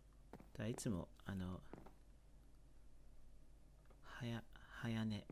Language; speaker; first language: Japanese; non-native, learner; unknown